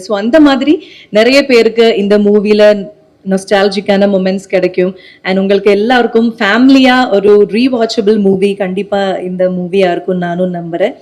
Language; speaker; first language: Tamil; non-native, local second language; Malayalam